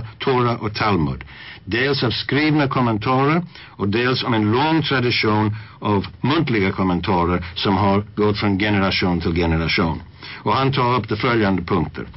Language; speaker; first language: Swedish; non-native, fluent; English